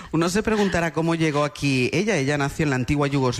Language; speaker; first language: Spanish; native; Spanish